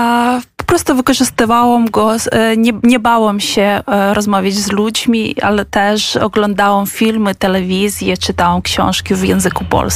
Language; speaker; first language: Polish; non-native, fluent; Ukrainian